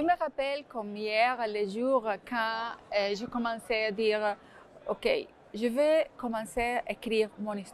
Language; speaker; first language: French; non-native, fluent; Spanish